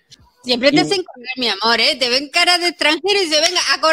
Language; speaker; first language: Spanish; native; Spanish